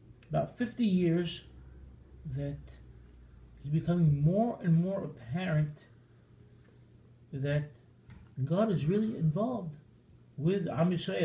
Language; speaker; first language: English; native; English